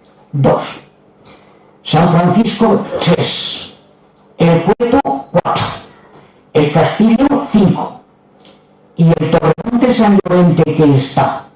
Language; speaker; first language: Spanish; native; Spanish